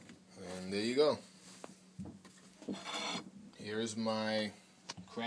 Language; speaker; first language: English; native; English